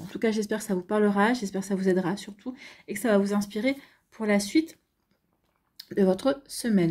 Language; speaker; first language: French; native; French